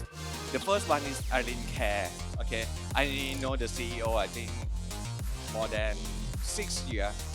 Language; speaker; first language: English; non-native, learner; Thai